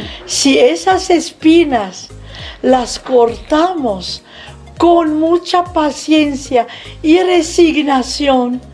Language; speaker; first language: Spanish; non-native, fluent; Arabic